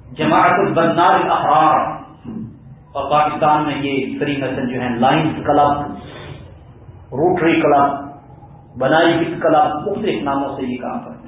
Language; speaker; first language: Urdu; non-native, local second language; Punjabi